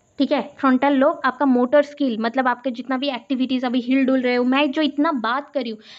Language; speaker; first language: Hindi; non-native, local second language; Odia